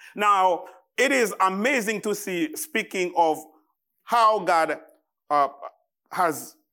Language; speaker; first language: English; non-native, fluent; Haitian Creole